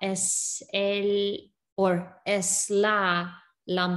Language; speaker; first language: Spanish; non-native, learner; English